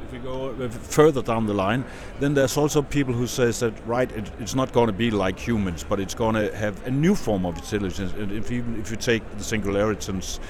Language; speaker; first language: English; non-native, fluent; Danish